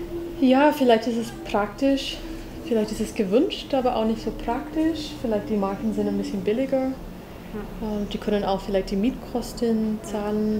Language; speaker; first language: German; non-native, fluent; English